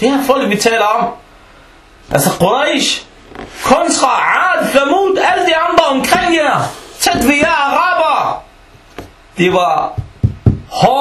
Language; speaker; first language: Danish; early bilingual, other home language; Arabic